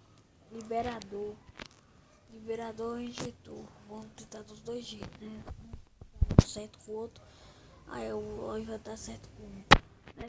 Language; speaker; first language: Portuguese; native; Portuguese